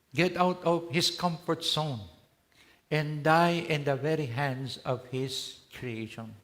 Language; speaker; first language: English; non-native, local second language; Filipino